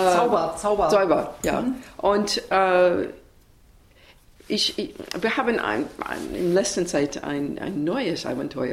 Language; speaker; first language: German; non-native, learner; English